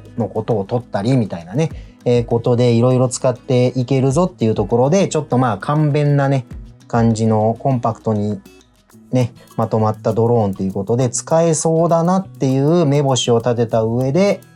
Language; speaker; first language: Japanese; native; Japanese